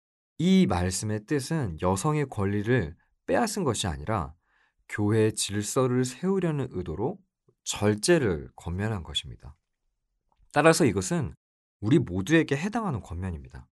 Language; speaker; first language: Korean; native; Korean